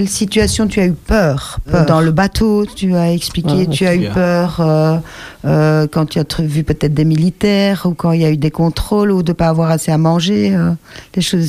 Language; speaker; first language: French; native; French